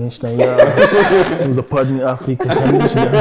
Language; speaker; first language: Russian; non-native, learner; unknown